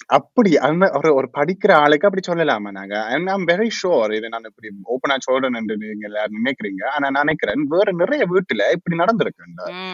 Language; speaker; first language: Tamil; early bilingual, heritage; Tamil